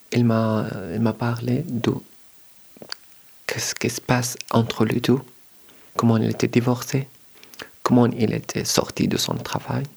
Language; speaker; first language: French; non-native, learner; Arabic